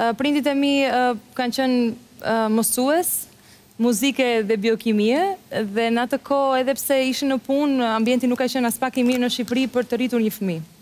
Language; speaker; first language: Albanian; early bilingual, heritage; Albanian